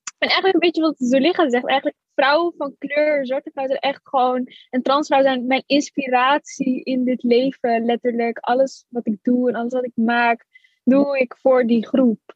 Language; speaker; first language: Dutch; early bilingual, other home language; Arabic